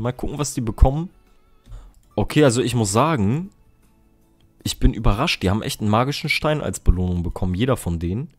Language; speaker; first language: German; native; German